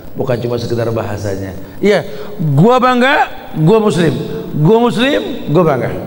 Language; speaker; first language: Indonesian; native; Indonesian